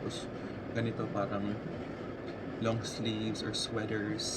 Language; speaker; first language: Filipino; native; Filipino